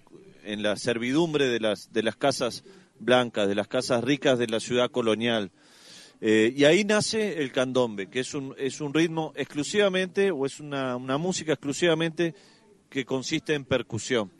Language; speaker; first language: Spanish; native; Spanish